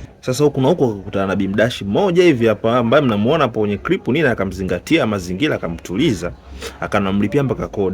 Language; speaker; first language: Swahili; native; Swahili